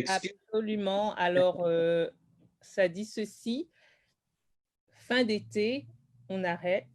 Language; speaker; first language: French; native; French